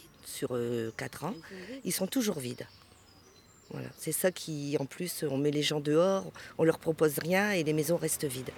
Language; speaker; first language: French; native; French